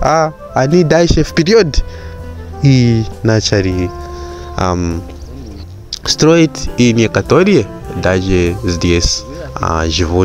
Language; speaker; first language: Russian; non-native, fluent; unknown